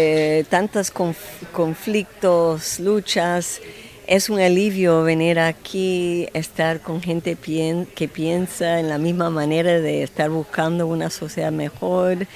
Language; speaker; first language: Spanish; non-native, fluent; English